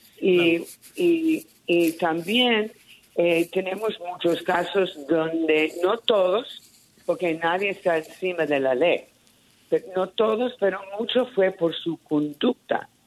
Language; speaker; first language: Spanish; early bilingual, heritage; Spanish